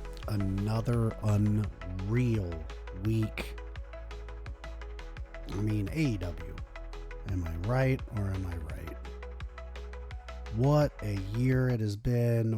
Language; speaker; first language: English; native; English